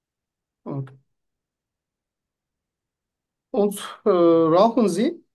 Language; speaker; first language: German; non-native, fluent; Turkish